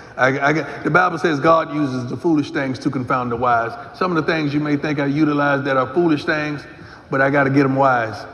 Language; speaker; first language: English; native; English